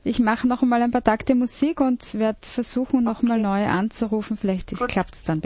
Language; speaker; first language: German; native; German